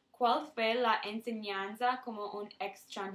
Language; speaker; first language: Spanish; non-native, learner; English